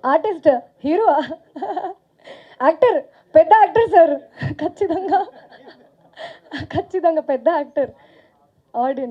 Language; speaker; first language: Telugu; non-native, fluent; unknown